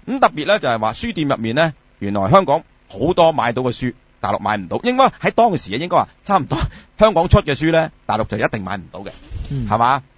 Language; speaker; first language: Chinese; non-native, local second language; Cantonese